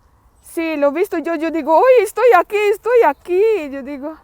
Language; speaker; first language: Spanish; non-native, learner; Filipino